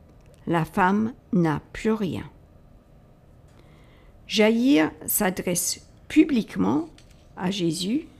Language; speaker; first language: French; native; French